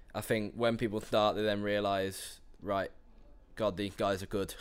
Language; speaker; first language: English; native; English